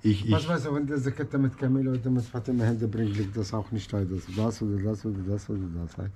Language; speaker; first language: German; non-native, learner; Arabic